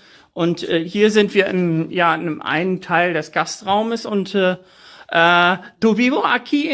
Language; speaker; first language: German; native; German